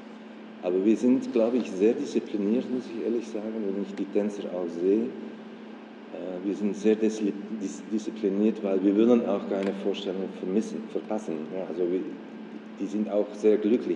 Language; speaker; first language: German; non-native, fluent; Dutch